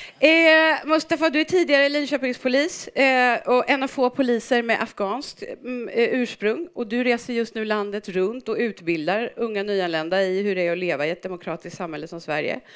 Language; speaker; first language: Swedish; native; Swedish